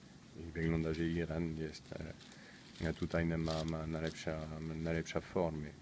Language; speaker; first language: Polish; non-native, learner; French